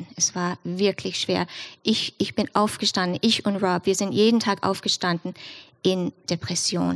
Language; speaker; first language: German; non-native, fluent; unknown